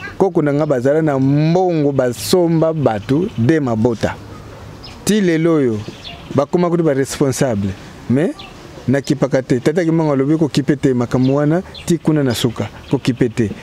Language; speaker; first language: Lingala; non-native, local second language; Kongo